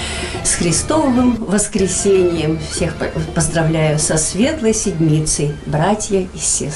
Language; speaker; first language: Russian; native; Russian